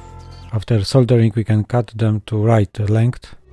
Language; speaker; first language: English; non-native, fluent; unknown